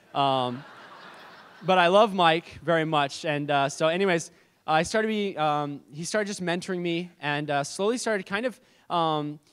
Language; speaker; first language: English; native; English